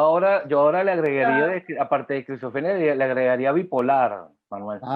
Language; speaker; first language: Spanish; native; Spanish